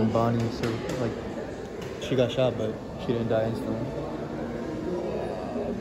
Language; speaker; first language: English; early bilingual, other home language; Spanish